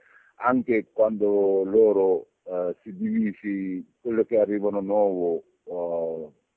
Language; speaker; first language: Italian; non-native, learner; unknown